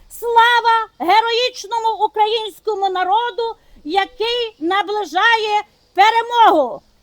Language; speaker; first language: Ukrainian; native; Ukrainian